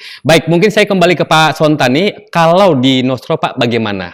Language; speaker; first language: Indonesian; native; Indonesian